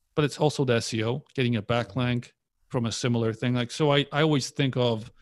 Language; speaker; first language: English; early bilingual, other home language; Polish